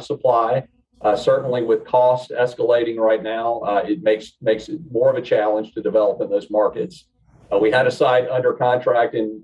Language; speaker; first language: English; native; English